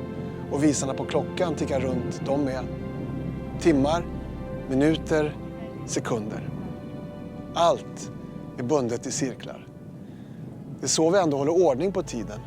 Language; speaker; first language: Swedish; native; Swedish